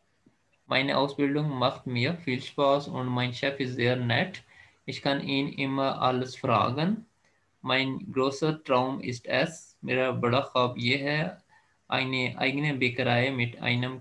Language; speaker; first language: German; non-native, fluent; Urdu